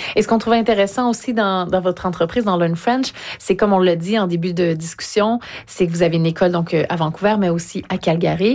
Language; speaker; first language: French; native; French